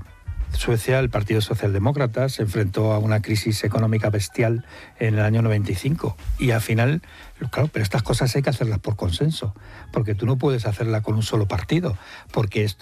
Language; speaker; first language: Spanish; native; Spanish